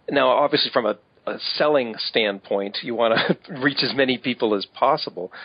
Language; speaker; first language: English; native; English